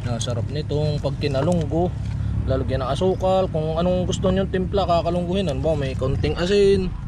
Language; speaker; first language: Filipino; native; Filipino